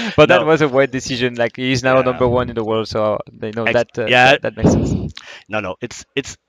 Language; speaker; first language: English; non-native, fluent; German